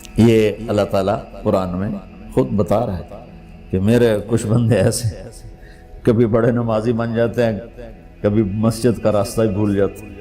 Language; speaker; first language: Urdu; non-native, local second language; Punjabi